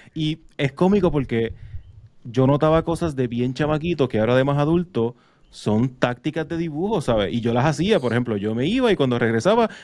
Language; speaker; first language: Spanish; native; Spanish